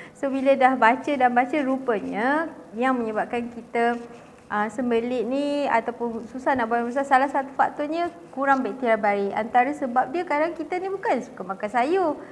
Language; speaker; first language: Malay; native; Malay